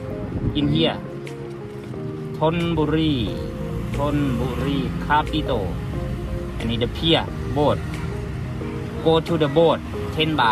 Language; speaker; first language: English; non-native, learner; Thai